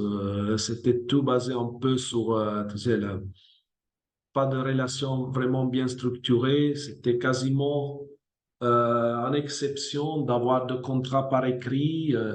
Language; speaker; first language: French; non-native, fluent; Italian